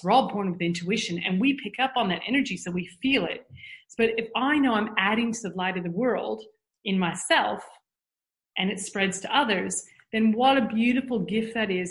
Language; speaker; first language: English; native; English